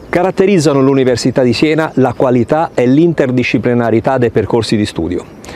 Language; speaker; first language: Italian; native; Italian